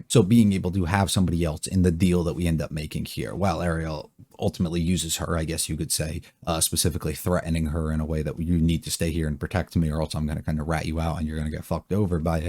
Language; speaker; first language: English; native; English